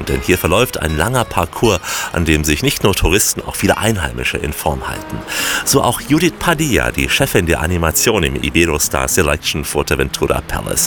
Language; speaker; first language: German; native; German